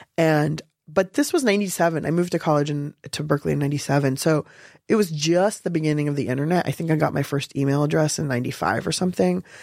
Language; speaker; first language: English; native; English